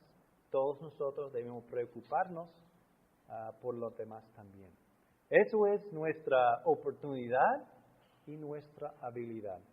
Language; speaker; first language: Spanish; non-native, fluent; English